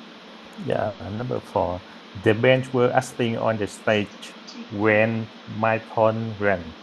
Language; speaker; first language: English; non-native, learner; Vietnamese